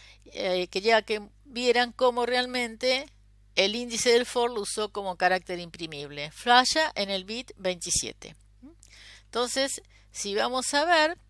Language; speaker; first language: Spanish; native; Spanish